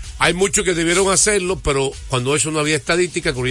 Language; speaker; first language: Spanish; native; Spanish